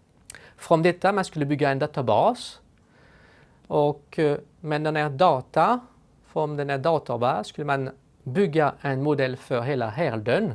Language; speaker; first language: Swedish; non-native, fluent; French